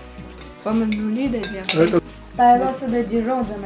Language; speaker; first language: Chinese; non-native, fluent; Russian